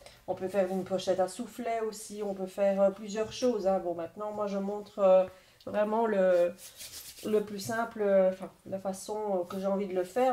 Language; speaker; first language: French; native; French